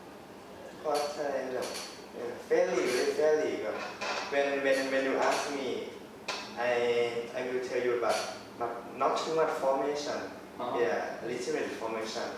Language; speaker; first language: English; non-native, learner; Thai